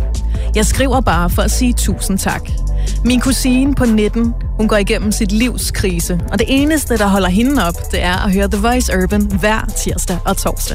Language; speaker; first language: Danish; native; Danish